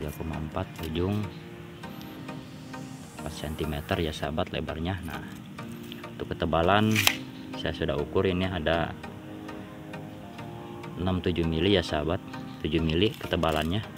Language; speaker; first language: Indonesian; non-native, local second language; Sundanese